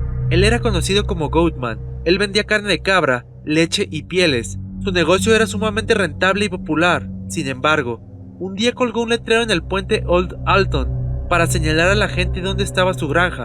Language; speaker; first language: Spanish; native; Spanish